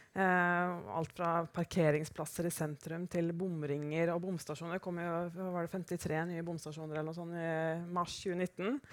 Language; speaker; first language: Norwegian; native; Norwegian